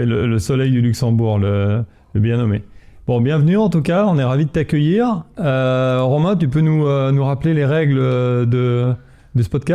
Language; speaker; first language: French; native; French